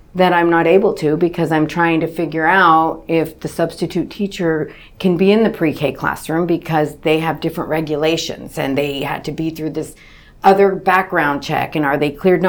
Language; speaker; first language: English; early bilingual, other home language; Spanish